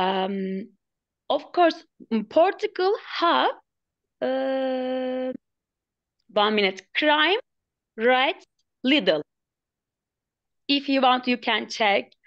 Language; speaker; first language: English; non-native, learner; Turkish